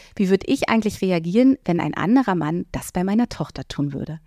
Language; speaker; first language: German; native; German